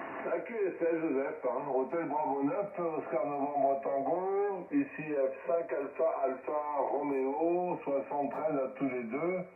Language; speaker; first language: French; native; French